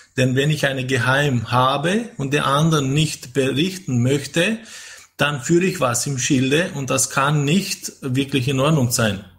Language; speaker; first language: German; non-native, fluent; Romanian